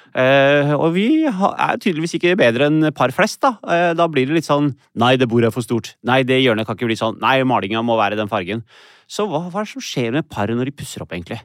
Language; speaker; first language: Norwegian; early bilingual, other home language; Urdu